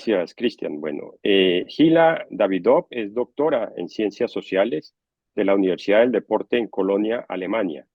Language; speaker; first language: Spanish; native; Spanish